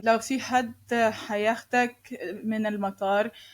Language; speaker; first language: Arabic; non-native, learner; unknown